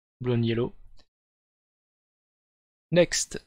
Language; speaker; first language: English; non-native, learner; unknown